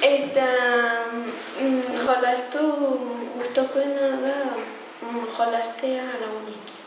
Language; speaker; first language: Basque; non-native, local second language; Spanish